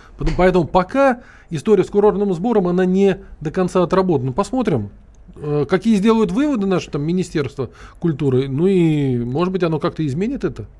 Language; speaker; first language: Russian; native; Russian